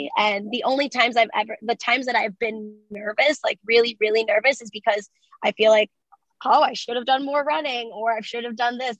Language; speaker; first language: English; early bilingual, other home language; Spanish